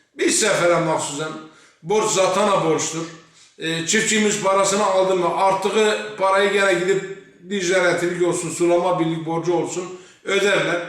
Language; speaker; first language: Turkish; native; Turkish